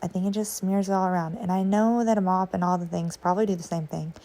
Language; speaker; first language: English; native; English